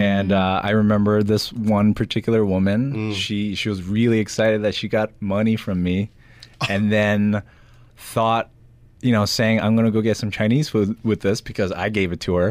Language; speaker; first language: English; early bilingual, other home language; Korean